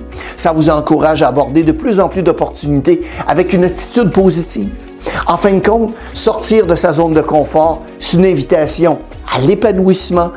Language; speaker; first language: French; native; French